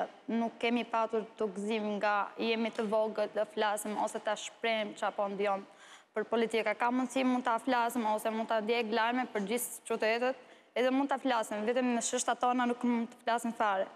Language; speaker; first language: Albanian; non-native, learner; Arabic